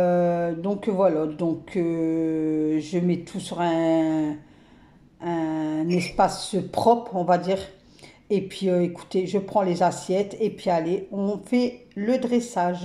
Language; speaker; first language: French; native; French